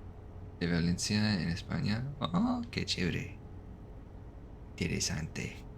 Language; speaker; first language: Spanish; non-native, learner; English